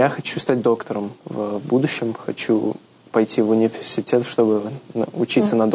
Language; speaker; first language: Russian; early bilingual, heritage; Russian